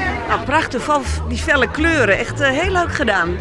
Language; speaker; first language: Dutch; native; Dutch